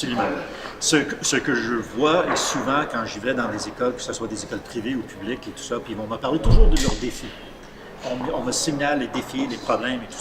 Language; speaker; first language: French; native; French